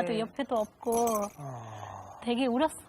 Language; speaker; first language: Korean; non-native, learner; Nepali